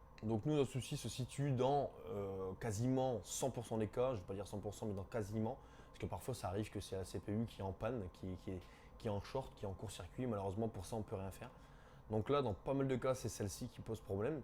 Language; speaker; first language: French; native; French